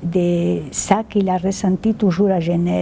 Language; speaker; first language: French; non-native, fluent; Spanish